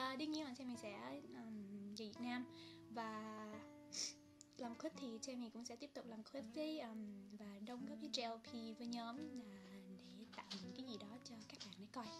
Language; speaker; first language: Vietnamese; early bilingual, heritage; Vietnamese